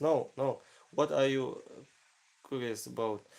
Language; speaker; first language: English; non-native, learner; Ukrainian